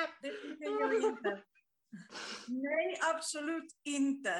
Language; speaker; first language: Swedish; non-native, fluent; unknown